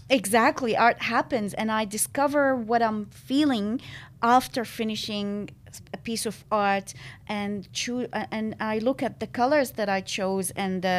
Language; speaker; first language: English; non-native, fluent; Arabic